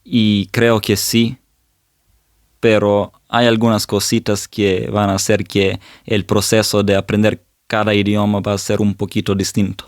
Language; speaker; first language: Spanish; non-native, fluent; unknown